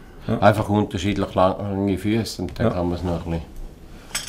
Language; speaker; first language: German; native; German